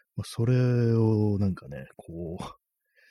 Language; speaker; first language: Japanese; native; Japanese